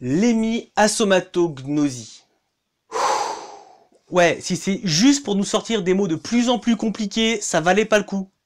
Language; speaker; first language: French; native; French